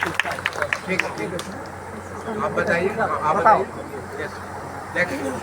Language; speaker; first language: Hindi; native; Hindi